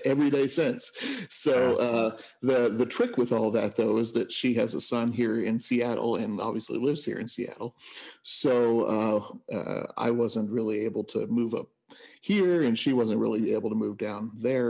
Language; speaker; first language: English; native; English